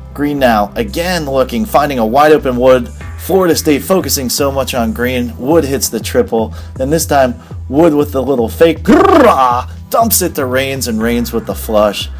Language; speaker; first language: English; native; English